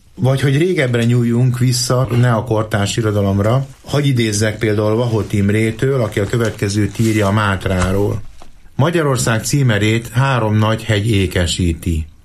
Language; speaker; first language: Hungarian; native; Hungarian